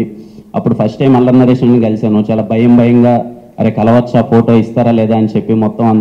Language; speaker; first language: Telugu; native; Telugu